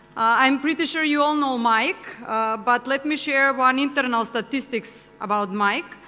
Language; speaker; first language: English; non-native, fluent; Macedonian